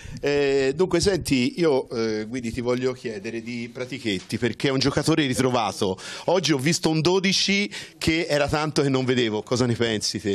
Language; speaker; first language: Italian; native; Italian